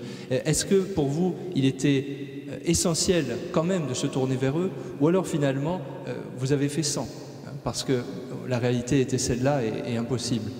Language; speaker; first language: French; native; French